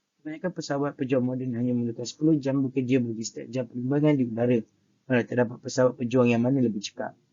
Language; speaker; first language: Malay; native; Malay